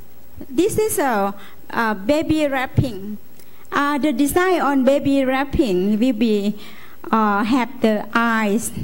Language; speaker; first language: English; non-native, learner; Lao